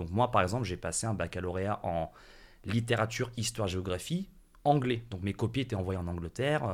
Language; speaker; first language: French; native; French